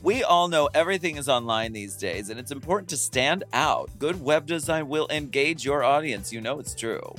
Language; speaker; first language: English; native; English